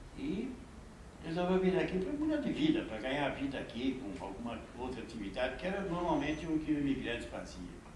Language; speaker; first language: Portuguese; early bilingual, other home language; Hungarian